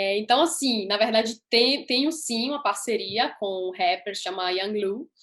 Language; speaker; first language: Portuguese; early bilingual, heritage; Portuguese